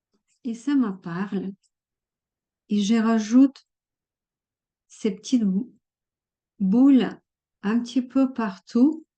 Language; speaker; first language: French; non-native, fluent; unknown